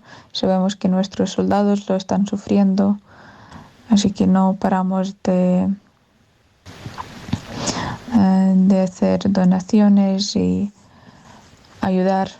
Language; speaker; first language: Spanish; non-native, fluent; Ukrainian